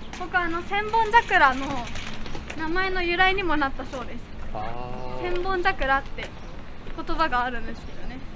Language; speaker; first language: Japanese; native; Japanese